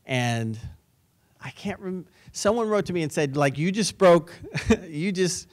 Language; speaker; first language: English; native; English